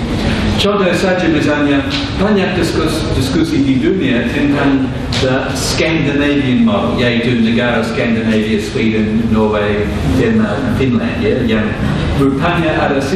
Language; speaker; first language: Indonesian; non-native, fluent; English